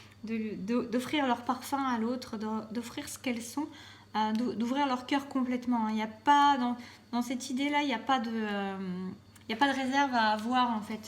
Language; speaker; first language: French; native; French